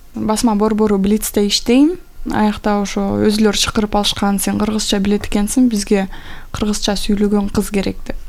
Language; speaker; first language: Kyrgyz; non-native, local second language; Russian